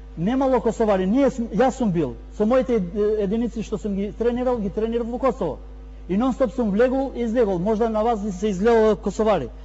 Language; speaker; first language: Macedonian; non-native, local second language; Albanian